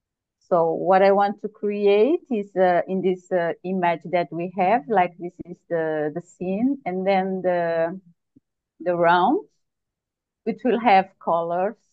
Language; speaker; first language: English; non-native, learner; Serbian